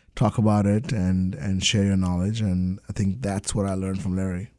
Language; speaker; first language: English; non-native, local second language; Bangla